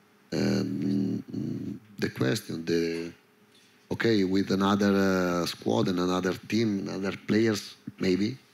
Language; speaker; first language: English; non-native, learner; Italian